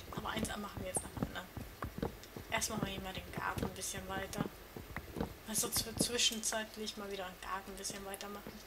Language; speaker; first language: German; native; German